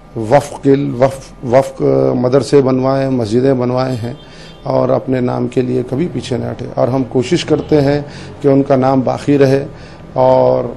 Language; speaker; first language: Urdu; native; Urdu